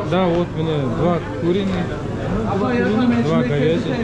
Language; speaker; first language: Russian; non-native, local second language; Kazakh